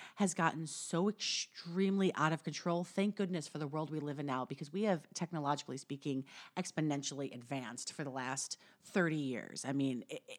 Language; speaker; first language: English; native; English